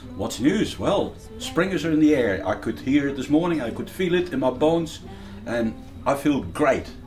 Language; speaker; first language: English; non-native, fluent; Dutch